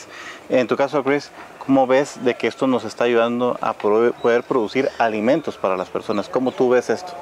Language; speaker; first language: Spanish; native; Spanish